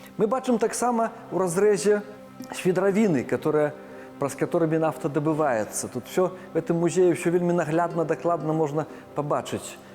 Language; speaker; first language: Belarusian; non-native, local second language; Russian